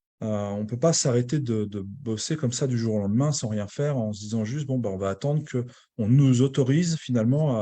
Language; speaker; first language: French; native; French